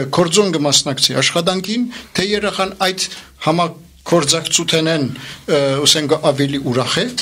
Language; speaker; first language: Armenian; early bilingual, heritage; Armenian